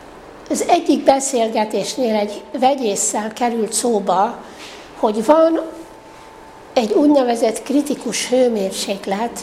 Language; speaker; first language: Hungarian; native; Hungarian